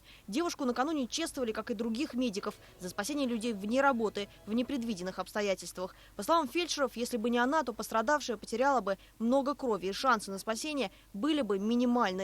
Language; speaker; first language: Russian; native; Russian